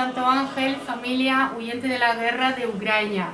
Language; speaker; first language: Spanish; non-native, fluent; Ukrainian